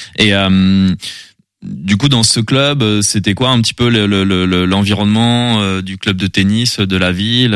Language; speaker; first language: French; native; French